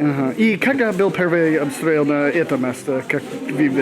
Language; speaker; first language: Russian; non-native, learner; English